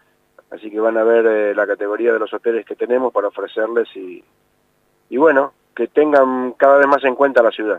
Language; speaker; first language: Spanish; native; Spanish